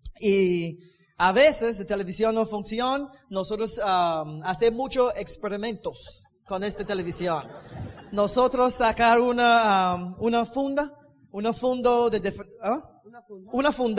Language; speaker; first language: Spanish; non-native, learner; English